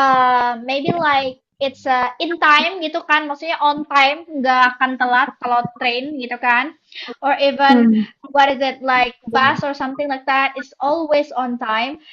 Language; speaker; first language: English; non-native, learner; Indonesian